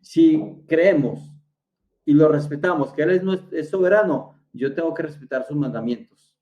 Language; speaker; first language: Spanish; native; Spanish